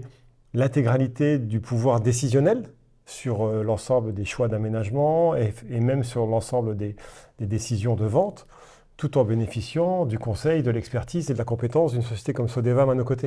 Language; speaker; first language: French; native; French